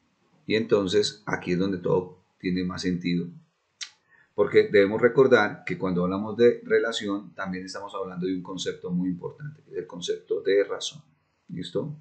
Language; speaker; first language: Spanish; native; Spanish